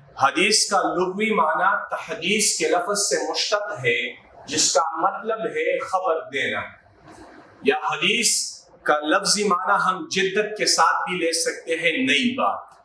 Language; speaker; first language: Urdu; non-native, local second language; Pashto